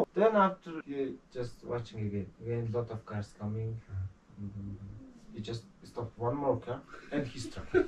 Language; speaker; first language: English; non-native, learner; Mongolian